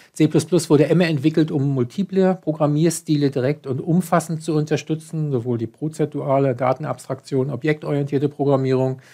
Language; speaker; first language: German; native; German